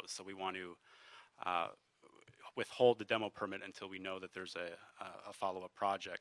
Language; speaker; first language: English; native; English